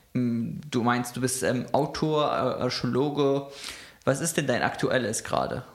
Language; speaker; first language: German; non-native, fluent; Arabic